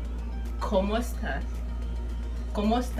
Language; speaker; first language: Spanish; non-native, learner; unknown